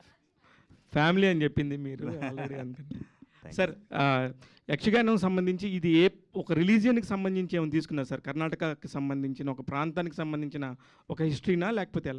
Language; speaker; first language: Telugu; native; Telugu